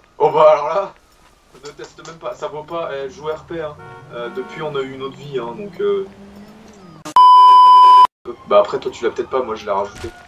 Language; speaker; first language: French; native; French